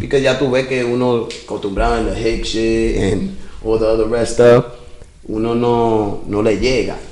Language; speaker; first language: English; early bilingual, other home language; Spanish